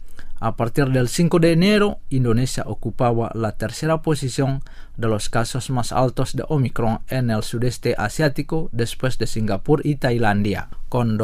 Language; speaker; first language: Spanish; non-native, fluent; Indonesian